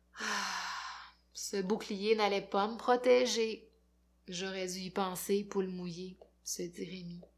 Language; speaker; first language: French; native; French